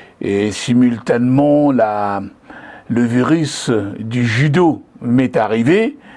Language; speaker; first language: French; non-native, local second language; Lingala